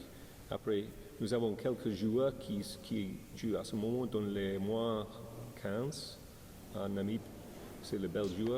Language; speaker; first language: French; non-native, learner; English